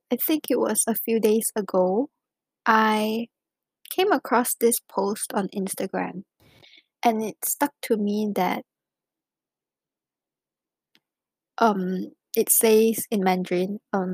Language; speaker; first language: English; non-native, local second language; Chinese